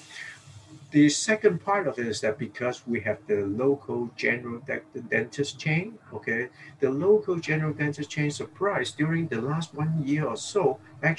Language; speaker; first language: English; non-native, local second language; Cantonese